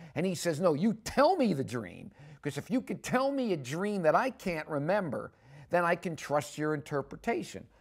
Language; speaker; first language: English; native; English